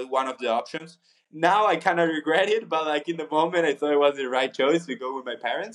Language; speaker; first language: English; non-native, fluent; Spanish